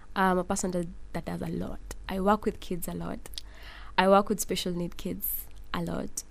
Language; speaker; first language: English; non-native, local second language; Swahili